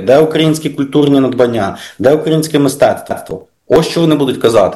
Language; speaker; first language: Ukrainian; native; Ukrainian